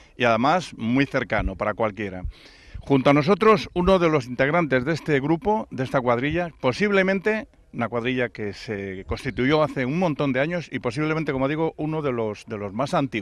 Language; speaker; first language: Spanish; native; Spanish